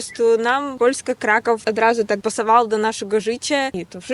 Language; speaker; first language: Polish; non-native, learner; Russian